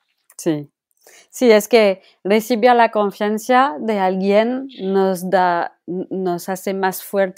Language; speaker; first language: Spanish; non-native, local second language; French